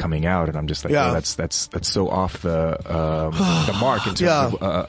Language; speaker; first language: English; native; English